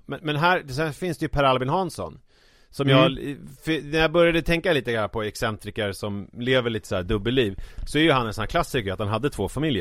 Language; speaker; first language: Swedish; native; Swedish